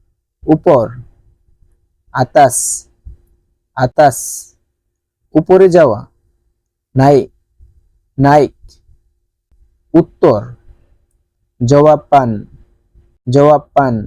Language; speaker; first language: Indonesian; non-native, learner; Bangla